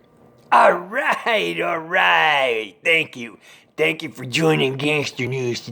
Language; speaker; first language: English; native; English